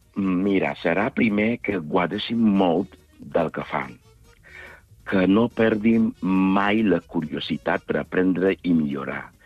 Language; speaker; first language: Catalan; non-native, fluent; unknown